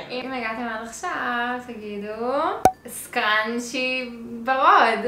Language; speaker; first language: Hebrew; native; Hebrew